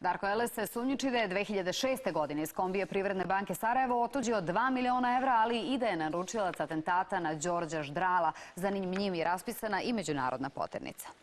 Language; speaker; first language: Serbian; native; Serbian